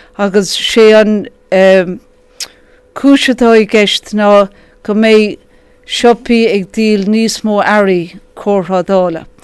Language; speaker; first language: Irish; non-native, local second language; English